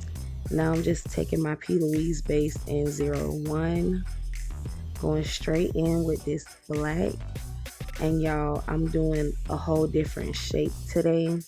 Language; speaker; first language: English; native; English